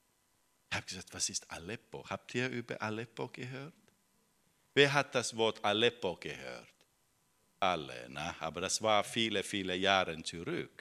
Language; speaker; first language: German; non-native, fluent; Finnish